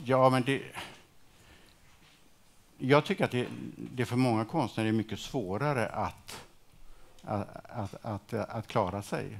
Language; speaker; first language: Swedish; native; Swedish